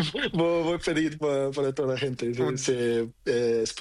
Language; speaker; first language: Spanish; non-native, learner; Portuguese